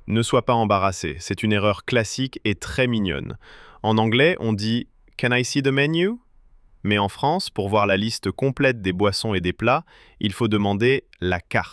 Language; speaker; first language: French; native; French